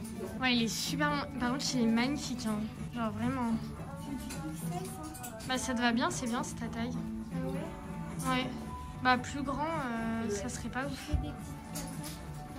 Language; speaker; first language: French; native; French